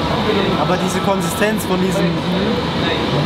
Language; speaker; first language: German; native; German